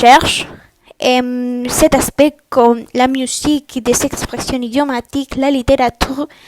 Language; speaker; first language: French; non-native, learner; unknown